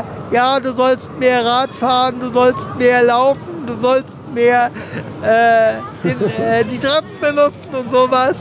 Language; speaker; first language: German; native; German